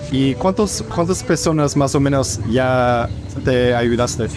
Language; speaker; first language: Spanish; non-native, learner; English